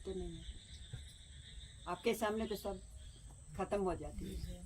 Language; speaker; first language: Hindi; non-native, local second language; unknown